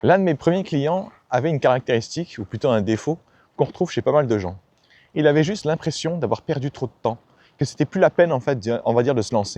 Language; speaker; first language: French; native; French